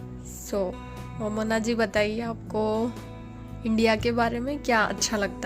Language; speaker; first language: Hindi; native; Hindi